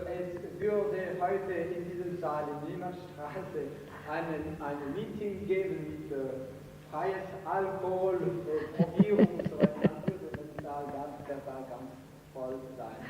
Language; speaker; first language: German; non-native, fluent; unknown